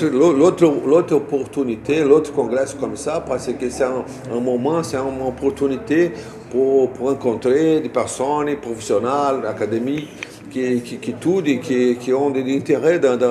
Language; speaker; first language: French; non-native, fluent; Portuguese